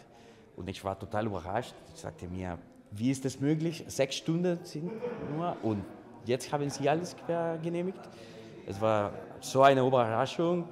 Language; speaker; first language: German; non-native, fluent; Spanish